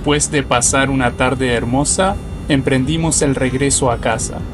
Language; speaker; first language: Spanish; native; Spanish